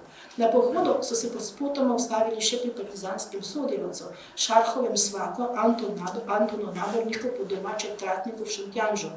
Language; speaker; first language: Slovenian; native; Slovenian